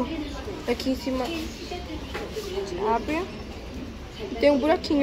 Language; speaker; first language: Portuguese; early bilingual, heritage; Portuguese